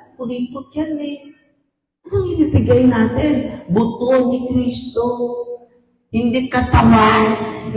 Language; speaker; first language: Filipino; non-native, local second language; Cebuano